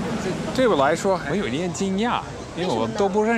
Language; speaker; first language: Chinese; non-native, fluent; Dutch